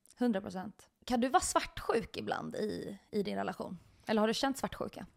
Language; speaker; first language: Swedish; native; Swedish